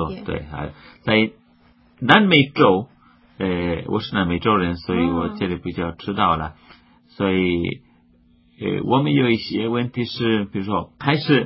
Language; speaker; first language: Chinese; non-native, fluent; Spanish